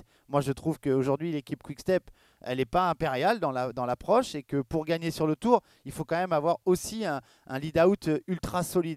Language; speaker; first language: French; native; French